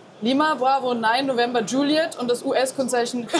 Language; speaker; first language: German; native; German